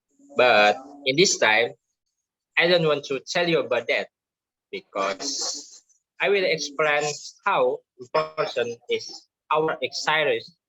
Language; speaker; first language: English; non-native, learner; Indonesian